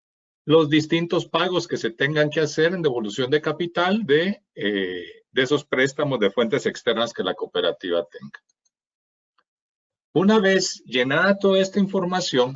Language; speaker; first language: Spanish; native; Spanish